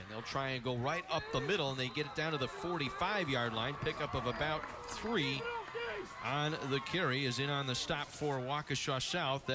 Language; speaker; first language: English; native; English